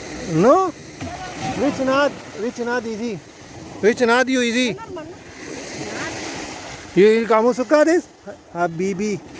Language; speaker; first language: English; non-native, learner; Urdu